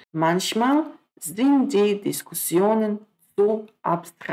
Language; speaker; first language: German; non-native, fluent; Croatian